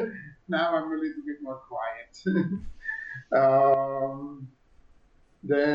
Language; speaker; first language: English; non-native, fluent; Swiss German